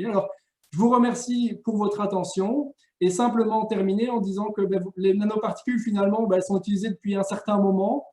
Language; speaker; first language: French; native; French